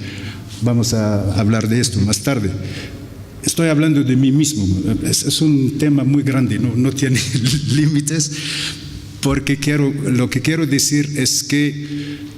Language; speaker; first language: Spanish; non-native, fluent; Arabic